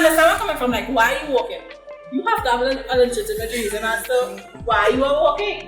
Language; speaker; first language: English; native; English